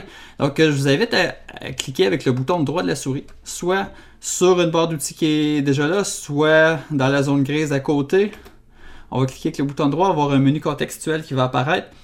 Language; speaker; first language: French; native; French